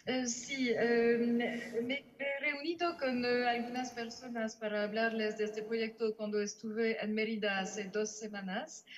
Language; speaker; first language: Spanish; non-native, fluent; French